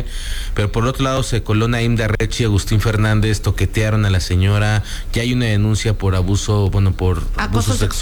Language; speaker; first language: Spanish; native; Spanish